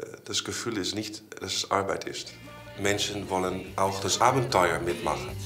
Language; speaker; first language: German; non-native, fluent; Dutch